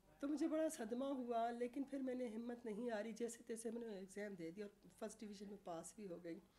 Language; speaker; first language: Urdu; non-native, local second language; Sindhi